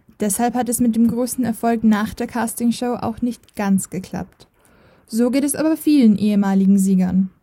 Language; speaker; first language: German; native; German